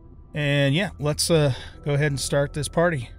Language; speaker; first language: English; native; English